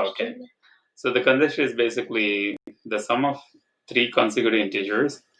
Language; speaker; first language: English; non-native, fluent; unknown